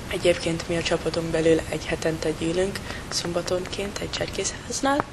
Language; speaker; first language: Hungarian; early bilingual, heritage; English